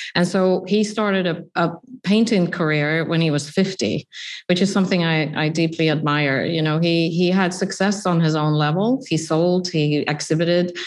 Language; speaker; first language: English; non-native, fluent; Swedish